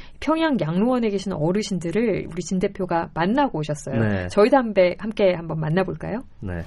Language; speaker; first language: Korean; native; Korean